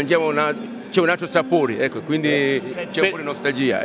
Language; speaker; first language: Italian; non-native, fluent; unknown